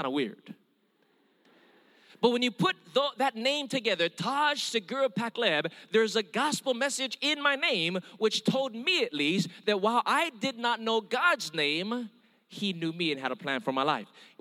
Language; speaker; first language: English; early bilingual, other home language; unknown